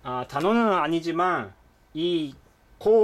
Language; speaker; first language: Korean; non-native, fluent; Japanese